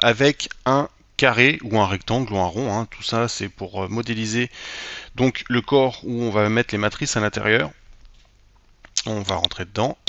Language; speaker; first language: French; native; French